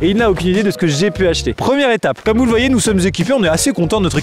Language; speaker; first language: French; native; French